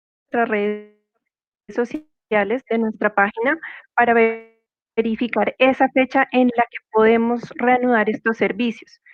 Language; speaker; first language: Spanish; native; Spanish